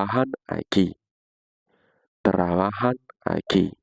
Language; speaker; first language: Spanish; non-native, learner; Haitian Creole